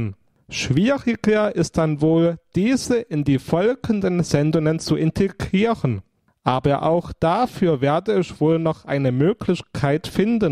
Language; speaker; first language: German; native; German